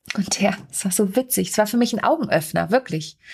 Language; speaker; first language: German; native; German